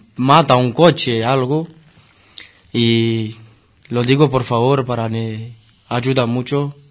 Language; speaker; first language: Spanish; non-native, learner; Romanian